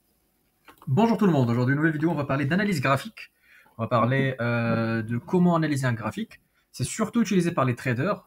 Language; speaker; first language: French; native; French